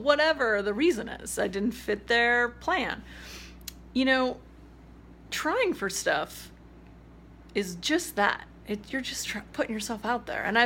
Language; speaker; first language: English; native; English